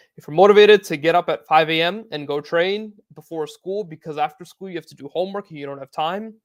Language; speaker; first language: English; native; English